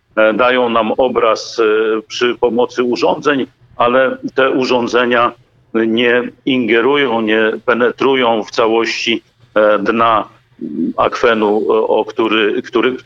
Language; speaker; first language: Polish; native; Polish